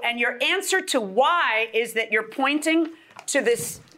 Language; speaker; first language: English; early bilingual, other home language; Spanish